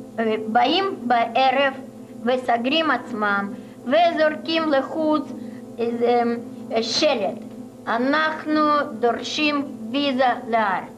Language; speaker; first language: Hebrew; non-native, fluent; Russian